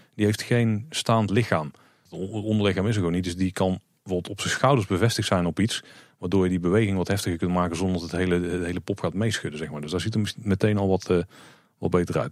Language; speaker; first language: Dutch; native; Dutch